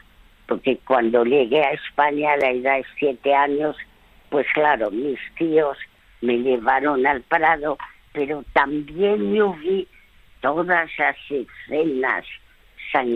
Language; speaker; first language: Spanish; early bilingual, other home language; French